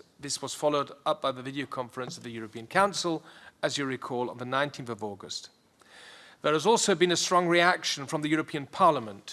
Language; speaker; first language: English; non-native, fluent; German